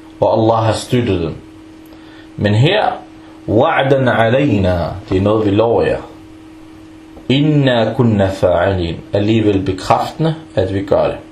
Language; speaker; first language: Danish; non-native, fluent; Arabic